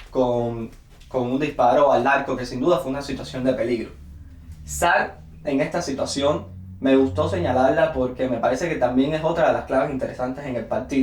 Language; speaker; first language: Spanish; native; Spanish